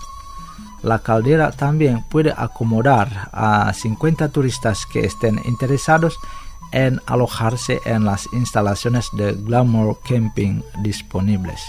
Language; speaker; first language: Spanish; non-native, fluent; Indonesian